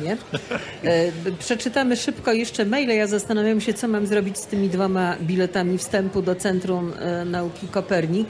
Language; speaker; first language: Polish; native; Polish